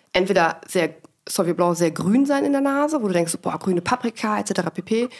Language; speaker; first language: German; native; German